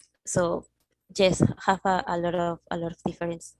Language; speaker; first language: English; non-native, learner; Spanish